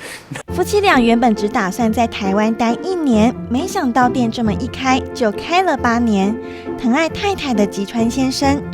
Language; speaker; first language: Chinese; native; Chinese